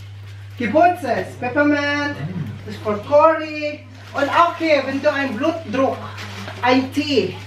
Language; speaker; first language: German; non-native, learner; Filipino